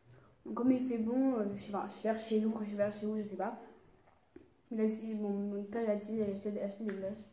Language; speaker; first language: French; native; French